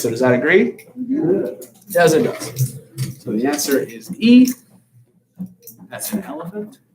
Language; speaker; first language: English; native; English